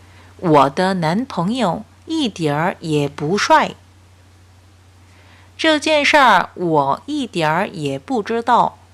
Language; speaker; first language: Chinese; non-native, fluent; Korean